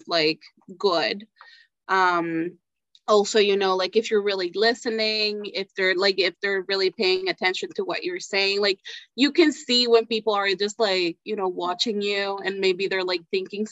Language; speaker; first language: English; non-native, fluent; Spanish